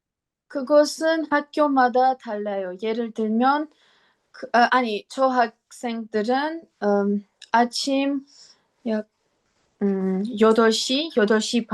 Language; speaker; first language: Korean; non-native, learner; Armenian